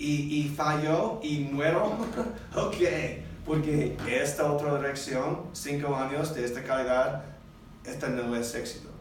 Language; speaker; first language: Spanish; non-native, learner; English